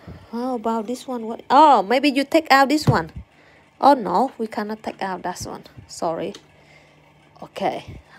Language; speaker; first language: English; non-native, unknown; Vietnamese